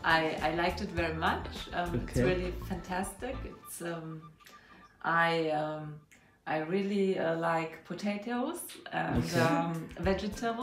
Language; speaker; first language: English; non-native, fluent; German